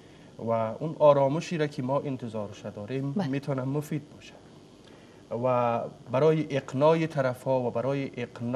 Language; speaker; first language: Persian; native; Persian